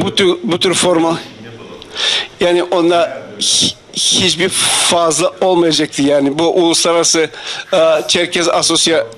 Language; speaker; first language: Turkish; non-native, fluent; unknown